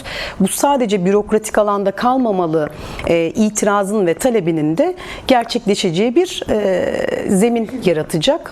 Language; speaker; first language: Turkish; native; Turkish